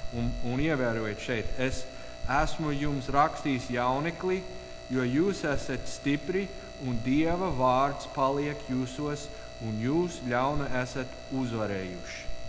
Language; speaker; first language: Latvian; non-native, learner; English